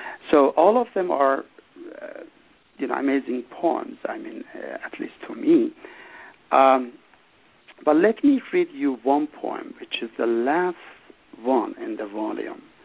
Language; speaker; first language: English; non-native, fluent; Persian